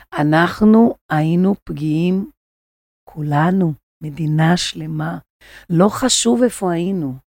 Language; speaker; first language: Hebrew; non-native, fluent; Portuguese